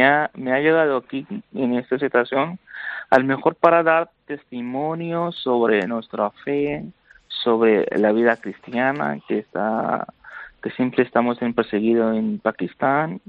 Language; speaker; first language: Spanish; non-native, learner; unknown